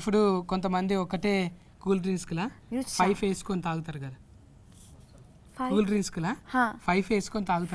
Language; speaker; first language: Telugu; native; Telugu